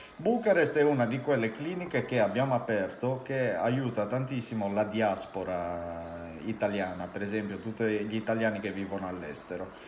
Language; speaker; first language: Italian; native; Italian